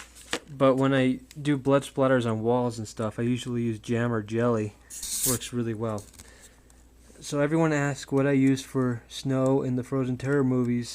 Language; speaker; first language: English; native; English